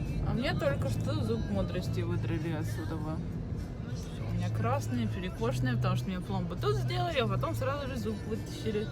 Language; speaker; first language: Russian; native; Russian